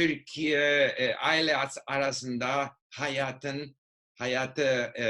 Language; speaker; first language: Turkish; non-native, learner; English